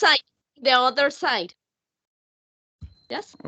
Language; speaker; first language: English; non-native, learner; Spanish